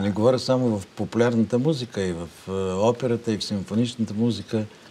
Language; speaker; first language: Bulgarian; native; Bulgarian